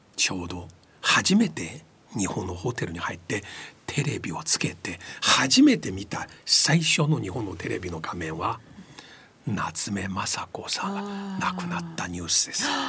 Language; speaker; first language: Japanese; non-native, fluent; Chinese